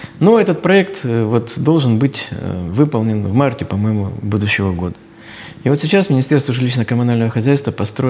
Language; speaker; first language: Russian; native; Russian